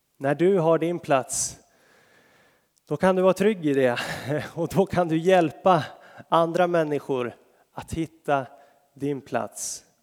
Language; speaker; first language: Swedish; native; Swedish